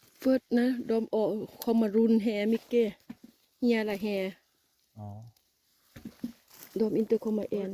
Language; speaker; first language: Swedish; non-native, learner; Thai